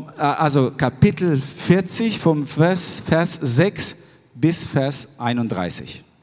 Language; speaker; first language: German; non-native, fluent; Albanian